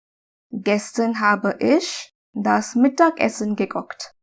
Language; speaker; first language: German; non-native, fluent; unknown